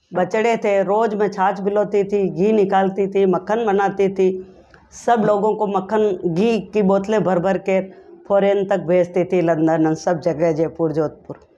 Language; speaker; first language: Hindi; native; Hindi